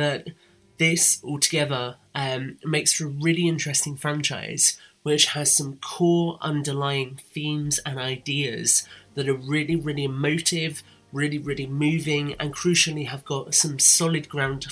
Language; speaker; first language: English; non-native, fluent; German